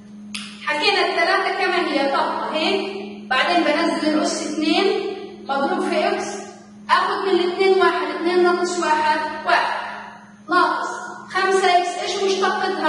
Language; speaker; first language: Arabic; native; Arabic